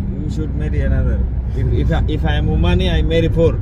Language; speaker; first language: English; non-native, learner; Bangla